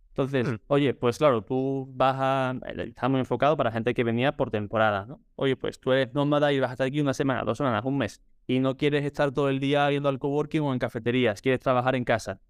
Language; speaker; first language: Spanish; native; Spanish